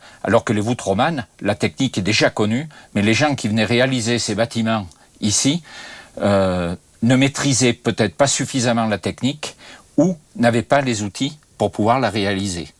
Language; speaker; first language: French; native; French